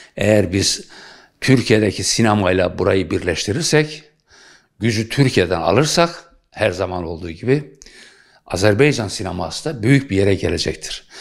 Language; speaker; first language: Turkish; native; Turkish